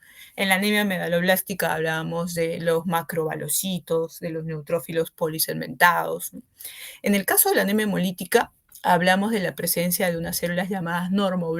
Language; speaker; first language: Spanish; native; Spanish